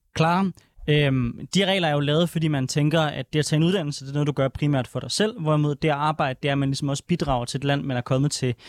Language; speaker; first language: Danish; native; Danish